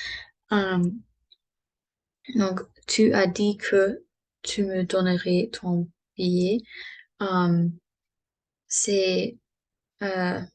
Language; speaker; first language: French; non-native, learner; English